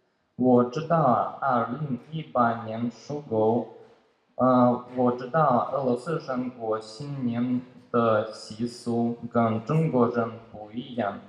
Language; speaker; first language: Chinese; non-native, learner; Russian